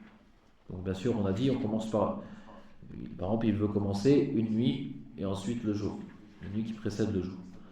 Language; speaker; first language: French; native; French